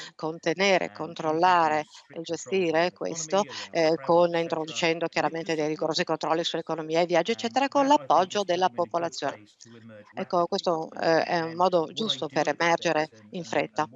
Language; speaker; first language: Italian; non-native, fluent; German